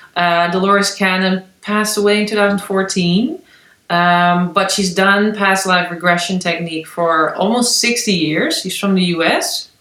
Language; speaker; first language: English; non-native, fluent; Dutch